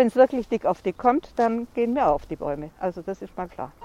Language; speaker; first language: German; native; German